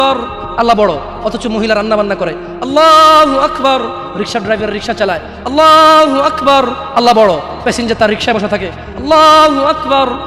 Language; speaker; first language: Bangla; early bilingual, heritage; Bangla